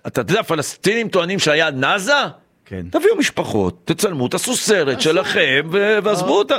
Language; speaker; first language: Hebrew; native; Hebrew